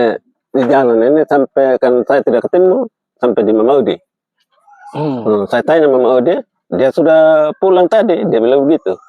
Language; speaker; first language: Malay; non-native, local second language; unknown